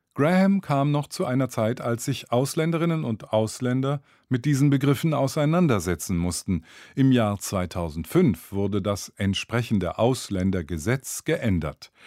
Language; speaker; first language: German; native; German